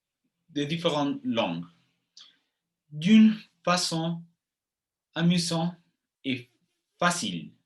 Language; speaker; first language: French; non-native, fluent; Spanish